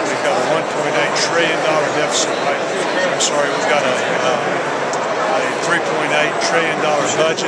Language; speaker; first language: English; native; English